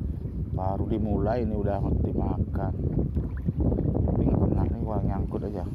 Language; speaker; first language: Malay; non-native, local second language; Balinese